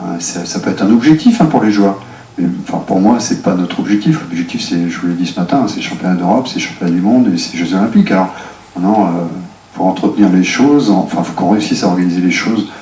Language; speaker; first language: French; native; French